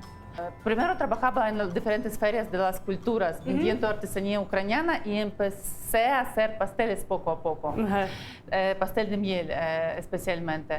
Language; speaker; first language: Spanish; non-native, learner; Ukrainian